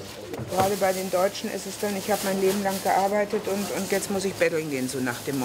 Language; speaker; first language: German; native; German